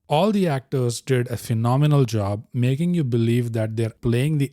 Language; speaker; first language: English; non-native, local second language; Telugu